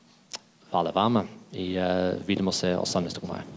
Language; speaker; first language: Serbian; non-native, learner; English